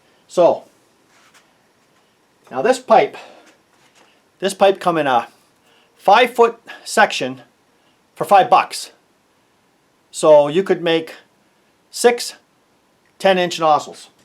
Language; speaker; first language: English; native; English